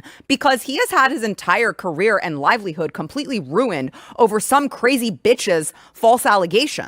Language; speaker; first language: English; native; English